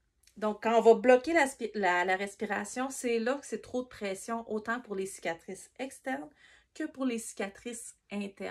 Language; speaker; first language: French; native; French